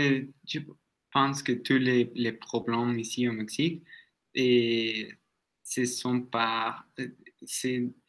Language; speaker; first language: French; non-native, learner; Spanish